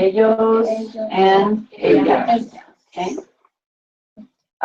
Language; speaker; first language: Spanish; non-native, fluent; English